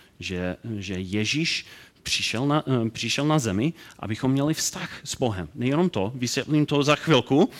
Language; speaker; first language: Czech; non-native, learner; English